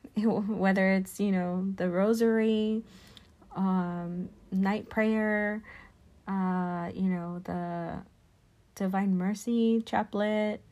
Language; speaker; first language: English; early bilingual, other home language; Spanish